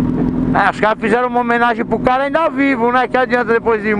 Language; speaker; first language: Portuguese; native; Portuguese